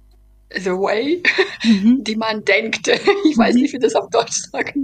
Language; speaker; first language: German; non-native, fluent; Belarusian